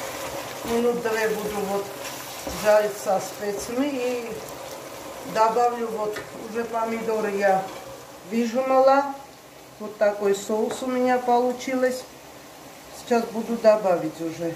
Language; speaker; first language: Russian; non-native, fluent; Armenian